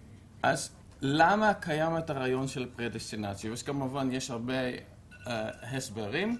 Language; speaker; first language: Hebrew; non-native, fluent; Dutch